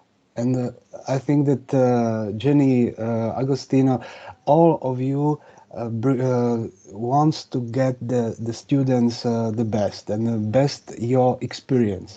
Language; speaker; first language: English; non-native, fluent; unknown